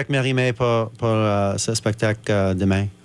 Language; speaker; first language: French; non-native, learner; English